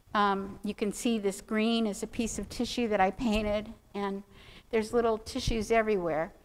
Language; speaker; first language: English; native; English